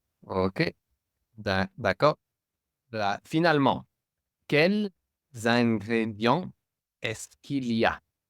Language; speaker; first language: French; non-native, fluent; English